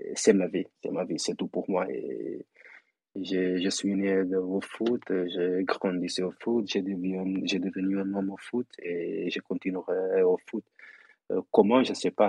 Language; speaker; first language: French; non-native, fluent; Kabuverdianu